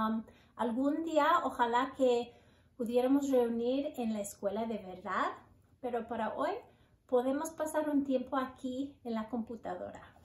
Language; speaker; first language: Spanish; early bilingual, heritage; Spanish